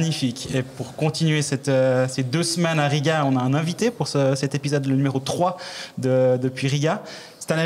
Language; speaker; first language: French; native; French